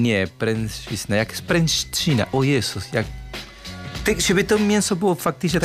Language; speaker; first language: Polish; non-native, learner; Spanish